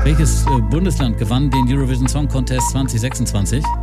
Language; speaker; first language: German; native; German